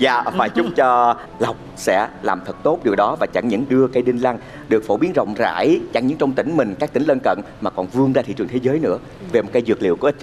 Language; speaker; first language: Vietnamese; native; Vietnamese